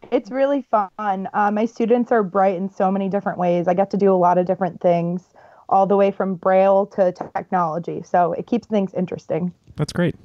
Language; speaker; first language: English; native; English